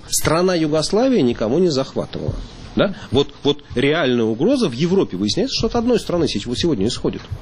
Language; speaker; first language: Russian; native; Russian